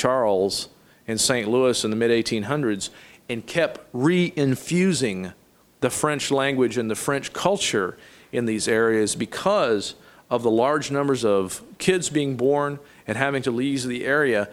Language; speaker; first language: English; native; English